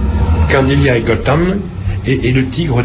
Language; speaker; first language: French; native; French